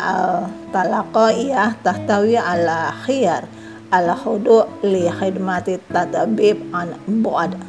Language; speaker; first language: Arabic; non-native, fluent; Indonesian